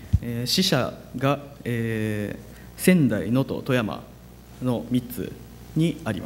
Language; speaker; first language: Japanese; native; Japanese